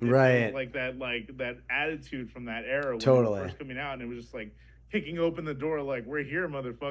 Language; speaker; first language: English; native; English